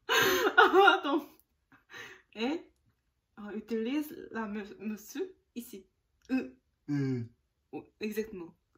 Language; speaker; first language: French; non-native, learner; Korean